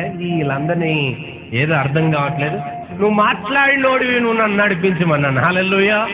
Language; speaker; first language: Telugu; non-native, local second language; Urdu